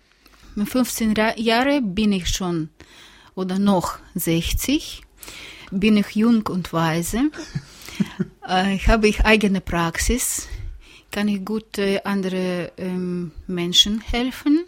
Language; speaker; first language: German; non-native, learner; Russian